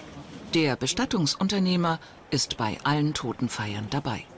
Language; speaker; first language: German; native; German